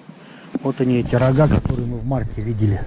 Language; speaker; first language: Russian; native; Russian